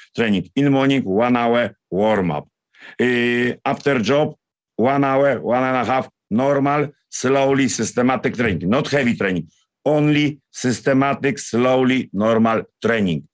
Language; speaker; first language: English; non-native, learner; Polish